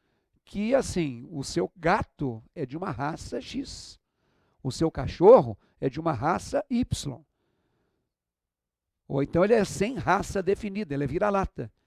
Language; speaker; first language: Portuguese; native; Portuguese